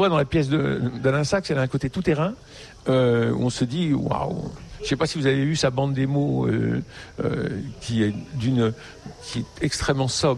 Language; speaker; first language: French; native; French